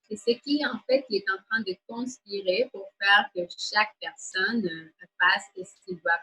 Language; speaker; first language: French; native; French